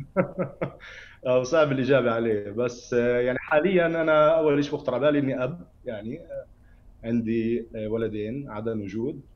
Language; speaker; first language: Arabic; native; Arabic